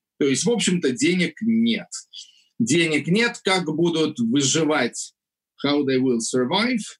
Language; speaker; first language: Russian; native; Russian